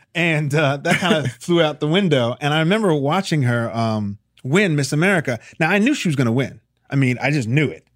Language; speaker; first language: English; native; English